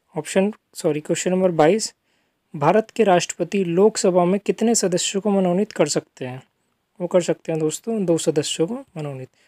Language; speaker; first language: Hindi; native; Hindi